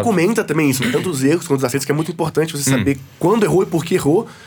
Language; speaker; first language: Portuguese; native; Portuguese